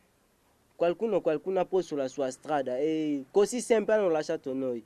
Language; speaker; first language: Italian; non-native, learner; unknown